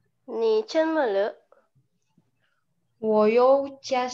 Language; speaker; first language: Chinese; non-native, learner; Indonesian